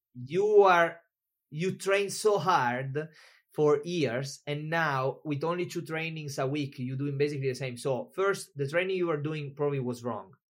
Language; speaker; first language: English; non-native, fluent; Italian